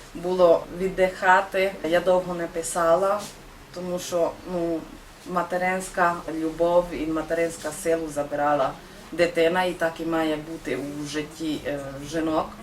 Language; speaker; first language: Ukrainian; non-native, local second language; Hungarian